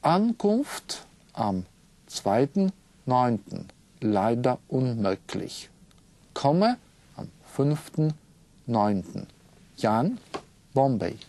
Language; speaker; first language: German; non-native, fluent; Russian